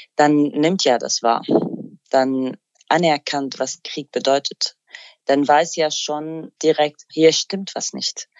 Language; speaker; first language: German; non-native, fluent; Arabic